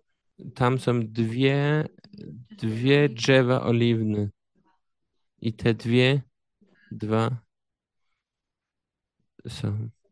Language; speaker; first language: Polish; early bilingual, heritage; Polish